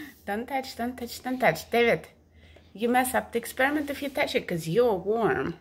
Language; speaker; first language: English; non-native, fluent; Russian